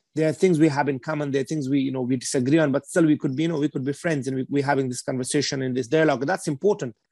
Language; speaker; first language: English; non-native, fluent; Persian